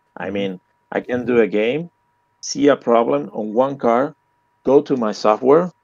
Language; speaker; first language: English; non-native, learner; Spanish